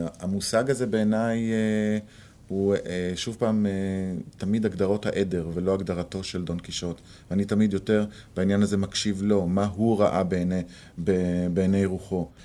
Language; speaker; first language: Hebrew; native; Hebrew